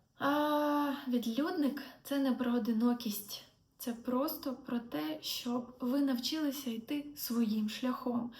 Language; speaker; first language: Ukrainian; non-native, local second language; Russian